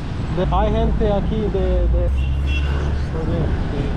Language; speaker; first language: Spanish; non-native, learner; Bosnian